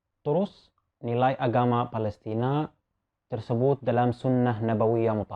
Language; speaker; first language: Indonesian; non-native, fluent; Arabic